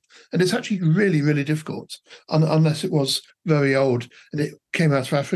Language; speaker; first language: English; native; English